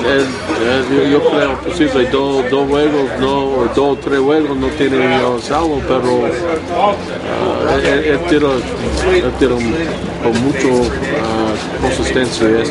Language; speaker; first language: Spanish; non-native, learner; English